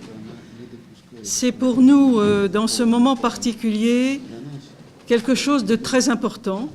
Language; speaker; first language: French; native; French